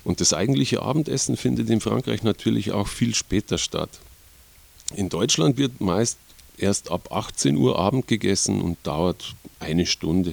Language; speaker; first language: German; native; German